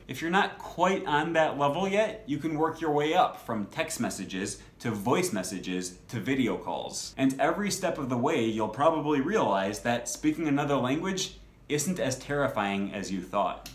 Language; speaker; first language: English; native; English